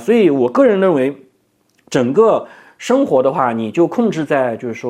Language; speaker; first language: Chinese; native; Chinese